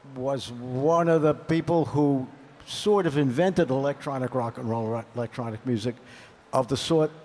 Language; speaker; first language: English; native; English